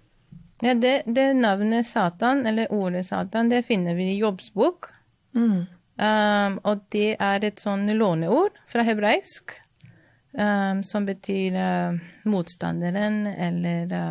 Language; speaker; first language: Norwegian; non-native, fluent; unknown